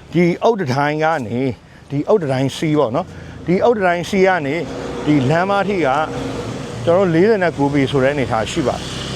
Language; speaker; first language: Burmese; native; Burmese